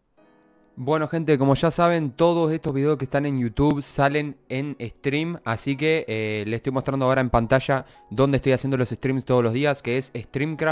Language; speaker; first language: Spanish; native; Spanish